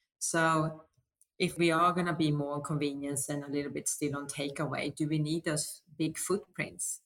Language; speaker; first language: English; non-native, fluent; Swedish